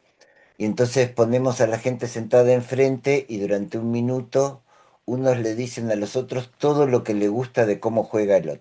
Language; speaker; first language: Spanish; native; Spanish